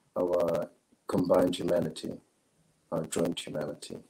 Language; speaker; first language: English; non-native, local second language; Zulu